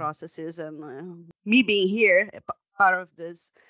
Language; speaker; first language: English; non-native, fluent; Portuguese